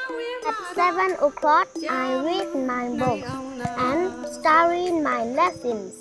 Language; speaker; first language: English; non-native, learner; Burmese